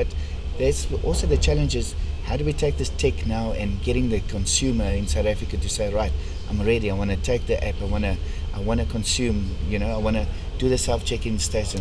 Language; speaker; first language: English; non-native, local second language; Afrikaans